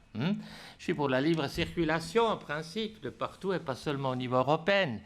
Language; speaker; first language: French; native; French